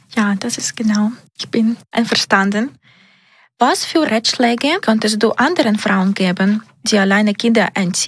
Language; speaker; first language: German; non-native, learner; Ukrainian